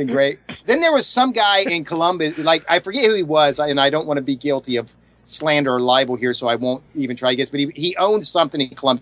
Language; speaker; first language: English; native; English